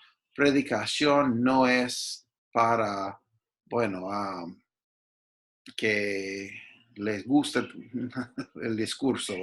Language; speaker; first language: Spanish; non-native, fluent; English